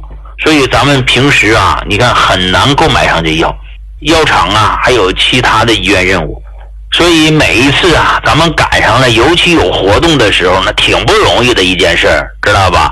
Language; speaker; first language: Chinese; native; Chinese